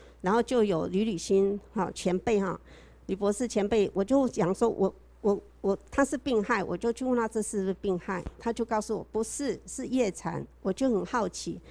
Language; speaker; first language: Chinese; native; Chinese